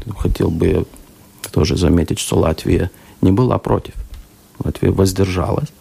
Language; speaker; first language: Russian; non-native, local second language; Lithuanian